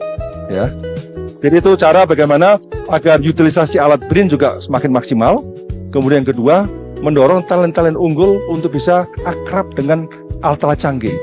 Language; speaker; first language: Indonesian; native; Indonesian